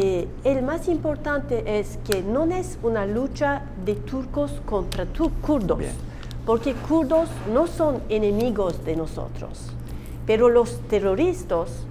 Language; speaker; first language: Spanish; non-native, learner; Turkish